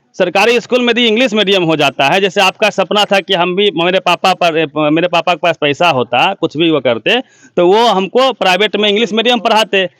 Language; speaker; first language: Hindi; native; Hindi